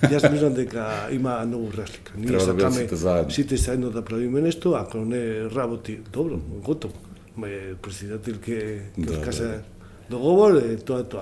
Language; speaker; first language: Macedonian; non-native, learner; Spanish